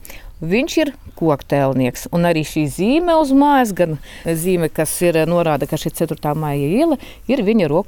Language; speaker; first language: Latvian; native; Latvian